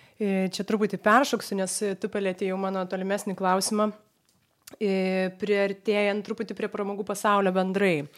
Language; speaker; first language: Lithuanian; native; Lithuanian